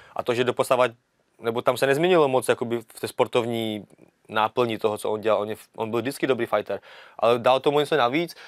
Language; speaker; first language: Czech; early bilingual, other home language; Vietnamese